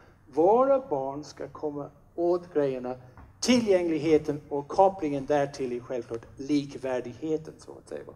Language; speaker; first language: Swedish; non-native, fluent; English